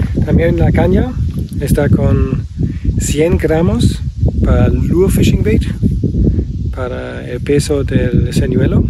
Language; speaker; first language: Spanish; non-native, learner; German